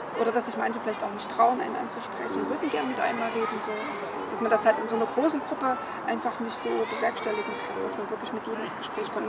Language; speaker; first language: German; native; German